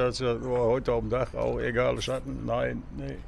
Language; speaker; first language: German; native; German